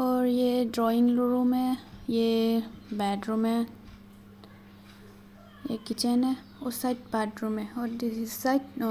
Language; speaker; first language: Hindi; non-native, local second language; Kok Borok